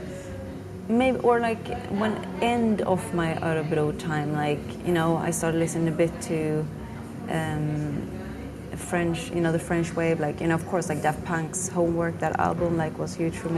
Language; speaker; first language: English; non-native, fluent; Swedish